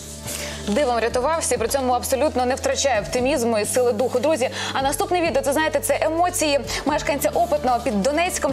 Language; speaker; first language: Ukrainian; native; Ukrainian